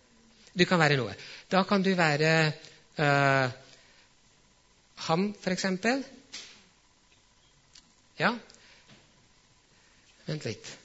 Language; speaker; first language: Norwegian; non-native, fluent; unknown